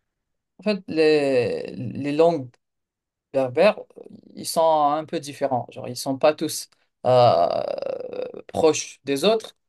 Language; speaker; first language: French; non-native, local second language; Kabyle